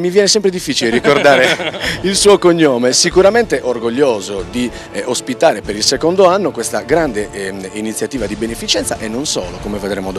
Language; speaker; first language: Italian; native; Italian